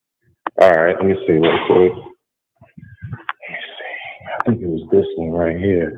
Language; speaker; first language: English; native; English